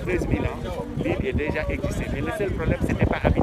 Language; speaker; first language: French; non-native, local second language; Wolof